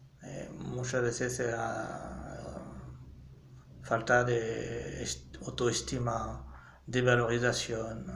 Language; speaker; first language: Spanish; non-native, fluent; French